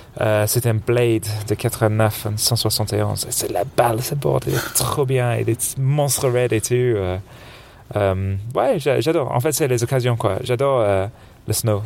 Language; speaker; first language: French; non-native, fluent; English